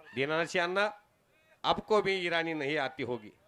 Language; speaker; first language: Hindi; non-native, local second language; Marathi